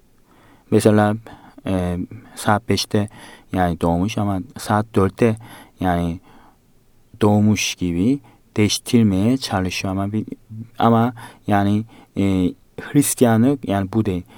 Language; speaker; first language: Turkish; non-native, fluent; Korean